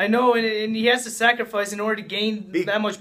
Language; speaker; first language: English; native; English